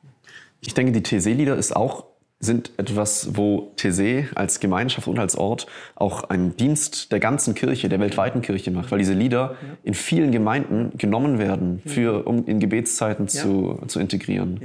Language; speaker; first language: German; native; German